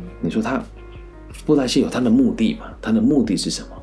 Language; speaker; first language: Chinese; native; Chinese